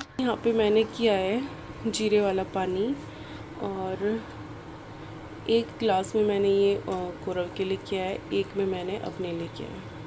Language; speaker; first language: Hindi; native; Hindi